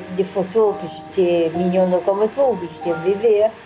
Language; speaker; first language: French; native; French